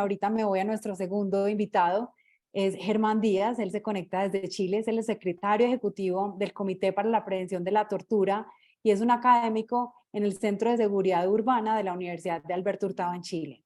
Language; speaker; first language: Spanish; native; Spanish